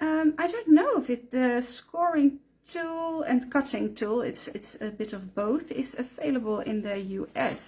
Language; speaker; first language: English; non-native, fluent; Dutch